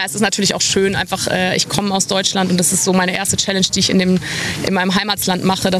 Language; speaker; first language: German; native; German